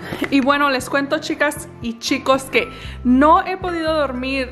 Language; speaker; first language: Spanish; early bilingual, heritage; Spanish